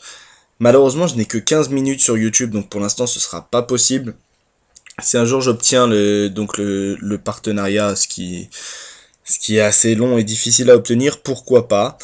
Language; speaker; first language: French; native; French